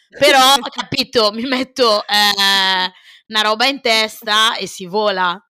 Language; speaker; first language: Italian; early bilingual, other home language; Arabic